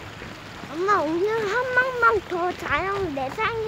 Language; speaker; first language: Korean; early bilingual, other home language; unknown